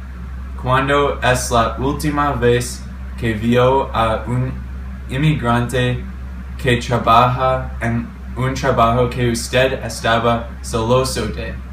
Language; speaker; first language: Spanish; non-native, learner; English